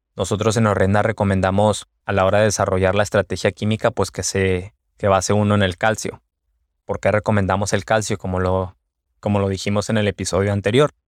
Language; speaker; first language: Spanish; native; Spanish